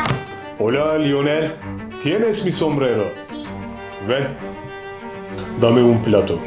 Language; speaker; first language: Spanish; non-native, learner; Turkish